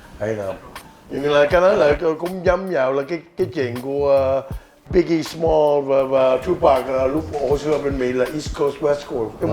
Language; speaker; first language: Vietnamese; early bilingual, heritage; Vietnamese